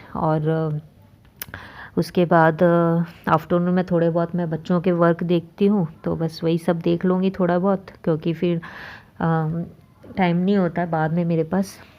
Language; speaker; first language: Hindi; native; Hindi